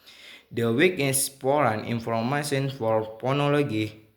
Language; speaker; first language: English; non-native, learner; Indonesian